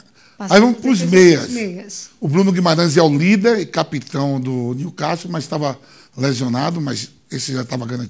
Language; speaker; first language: Portuguese; native; Portuguese